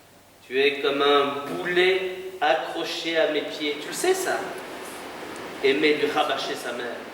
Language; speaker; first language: French; native; French